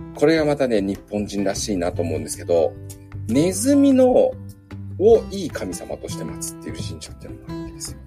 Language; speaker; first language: Japanese; native; Japanese